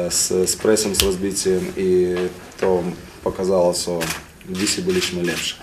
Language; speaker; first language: Polish; non-native, fluent; Russian